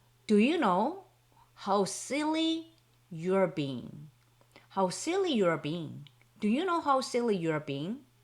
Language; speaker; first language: English; non-native, fluent; Korean